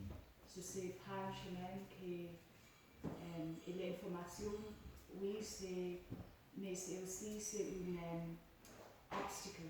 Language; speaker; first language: French; non-native, learner; English